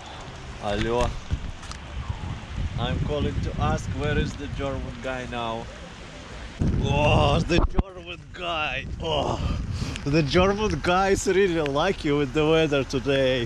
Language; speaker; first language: English; non-native, fluent; Russian